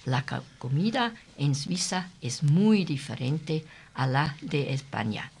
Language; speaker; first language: Spanish; non-native, learner; German